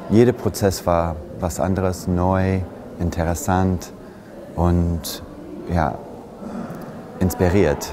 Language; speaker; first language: German; non-native, fluent; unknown